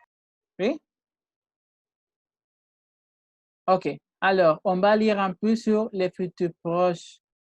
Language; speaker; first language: French; non-native, fluent; Spanish